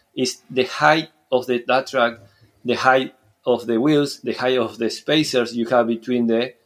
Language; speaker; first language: English; non-native, fluent; Spanish